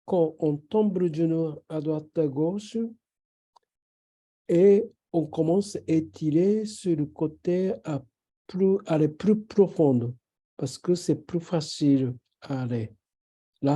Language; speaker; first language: French; non-native, fluent; Japanese